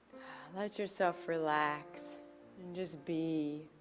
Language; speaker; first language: English; native; English